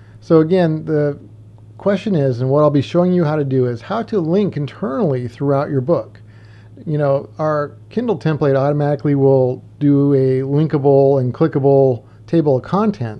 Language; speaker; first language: English; native; English